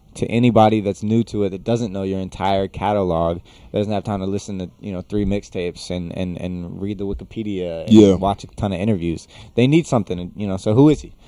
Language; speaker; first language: English; native; English